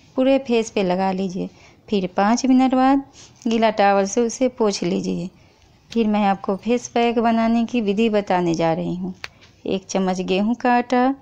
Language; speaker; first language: Hindi; native; Hindi